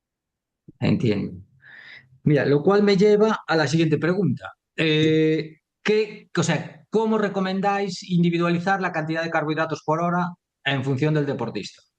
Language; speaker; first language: Spanish; native; Spanish